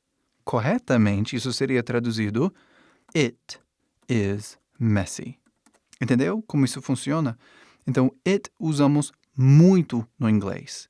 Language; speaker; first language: Portuguese; non-native, fluent; English